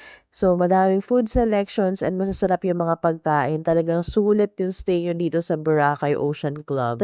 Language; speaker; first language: Filipino; native; Filipino